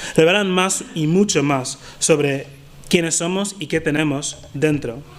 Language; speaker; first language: Spanish; non-native, fluent; English